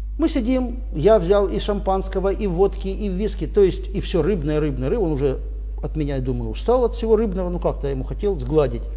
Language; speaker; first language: Russian; native; Russian